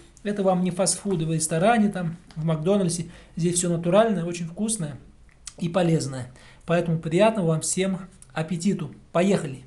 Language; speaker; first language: Russian; native; Russian